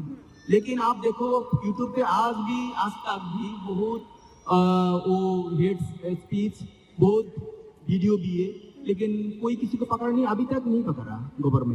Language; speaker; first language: Hindi; non-native, learner; Bangla